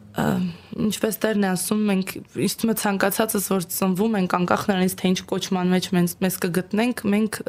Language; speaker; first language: Armenian; native; Armenian